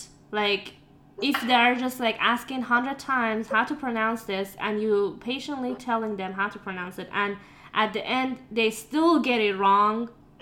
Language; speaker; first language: English; non-native, fluent; Persian